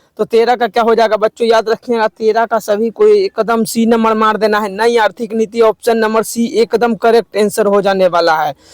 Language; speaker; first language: Hindi; native; Hindi